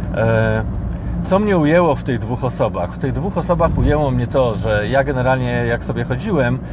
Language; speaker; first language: Polish; native; Polish